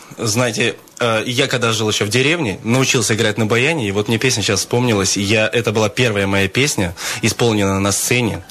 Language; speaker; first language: Russian; native; Russian